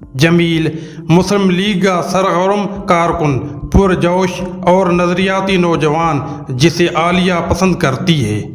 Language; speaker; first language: Urdu; non-native, local second language; Sindhi